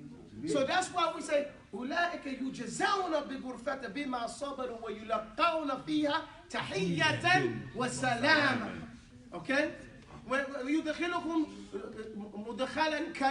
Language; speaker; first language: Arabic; non-native, fluent; English